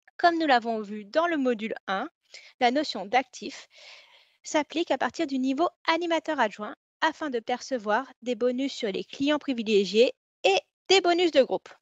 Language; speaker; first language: French; native; French